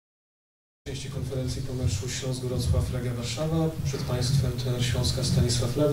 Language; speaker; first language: Polish; native; Polish